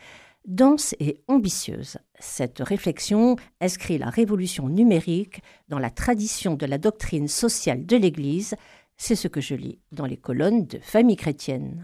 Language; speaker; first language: French; native; French